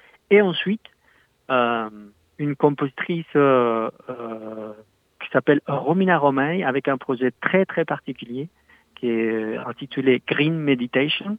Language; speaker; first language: French; non-native, fluent; Spanish